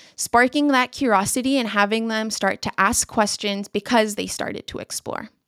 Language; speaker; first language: English; non-native, local second language; Spanish